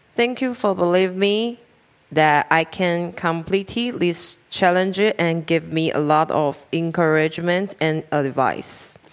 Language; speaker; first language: English; non-native, learner; Chinese